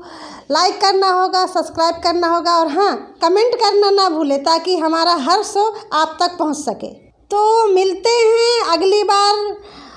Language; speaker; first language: Hindi; native; Hindi